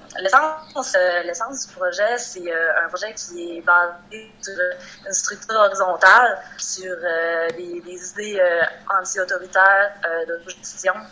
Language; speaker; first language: French; native; French